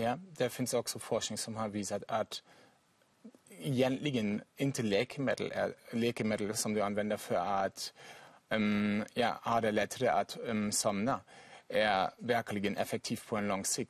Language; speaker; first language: Swedish; non-native, fluent; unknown